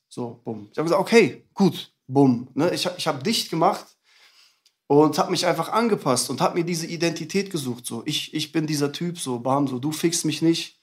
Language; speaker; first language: German; native; German